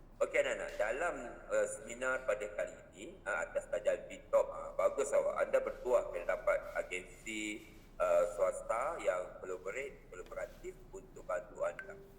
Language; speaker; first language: Malay; native; Malay